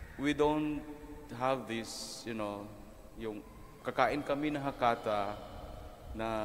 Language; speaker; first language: English; non-native, local second language; Filipino